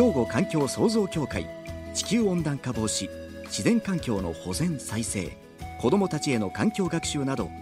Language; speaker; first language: Japanese; native; Japanese